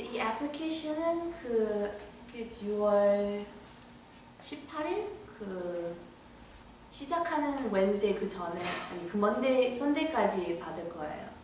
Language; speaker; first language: Korean; early bilingual, heritage; English